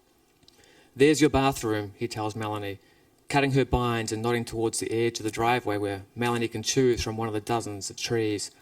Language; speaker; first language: English; native; English